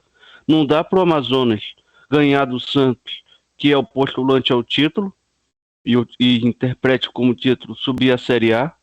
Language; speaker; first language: Portuguese; native; Portuguese